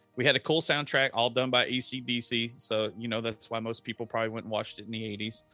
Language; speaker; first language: English; native; English